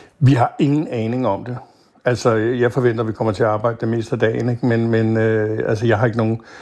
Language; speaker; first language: Danish; native; Danish